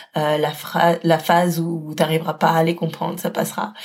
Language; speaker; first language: French; native; French